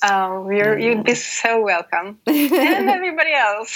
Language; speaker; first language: English; non-native, fluent; Norwegian